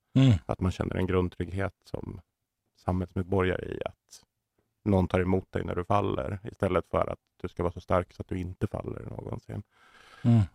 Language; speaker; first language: Swedish; native; Swedish